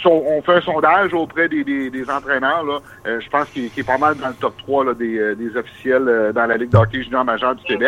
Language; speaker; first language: French; native; French